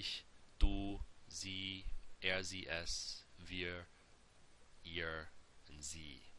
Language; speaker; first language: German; non-native, fluent; English